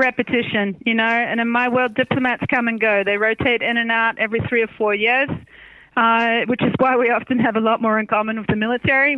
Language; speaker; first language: English; native; English